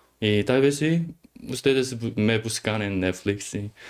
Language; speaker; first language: Spanish; non-native, learner; Korean